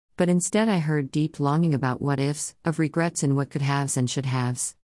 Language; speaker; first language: English; non-native, local second language; Jamaican Creole English